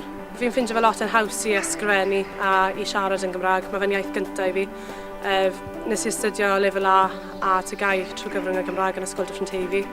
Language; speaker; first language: Welsh; native; Welsh